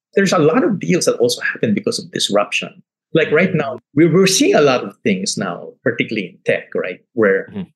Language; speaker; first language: English; non-native, local second language; Filipino